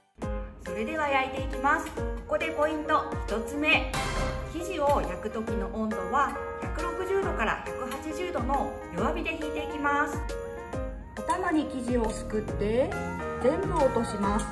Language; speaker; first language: Japanese; native; Japanese